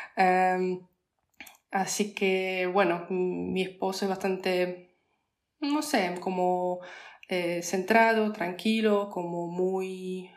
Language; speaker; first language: Spanish; non-native, fluent; Polish